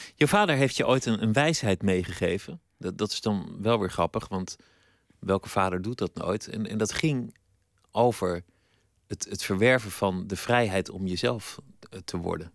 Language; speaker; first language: Dutch; native; Dutch